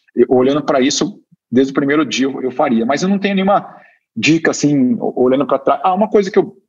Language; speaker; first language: Portuguese; native; Portuguese